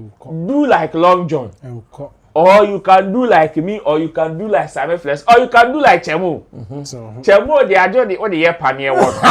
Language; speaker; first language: English; non-native, local second language; Akan